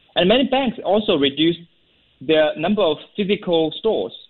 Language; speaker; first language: English; non-native, fluent; Chinese